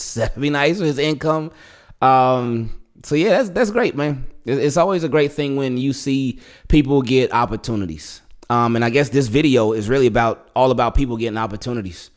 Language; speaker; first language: English; native; English